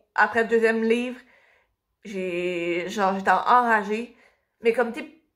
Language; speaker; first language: French; native; French